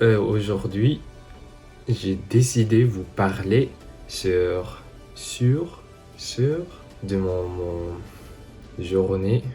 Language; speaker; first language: French; non-native, fluent; English